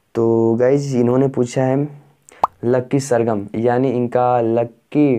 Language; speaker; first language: Hindi; native; Hindi